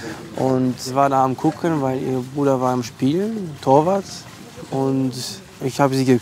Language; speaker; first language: German; non-native, fluent; Albanian